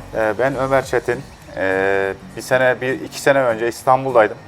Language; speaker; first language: Turkish; native; Turkish